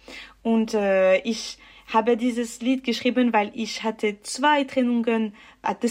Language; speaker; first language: German; non-native, local second language; French